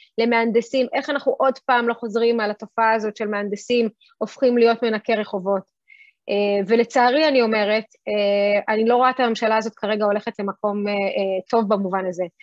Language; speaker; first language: Hebrew; early bilingual, other home language; Russian